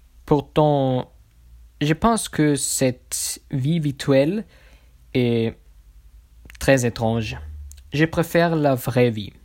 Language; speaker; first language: French; non-native, learner; German